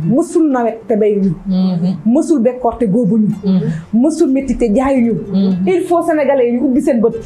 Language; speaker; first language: Wolof; non-native, local second language; Fula